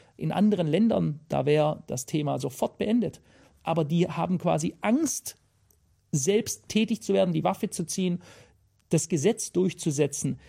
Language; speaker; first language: German; native; German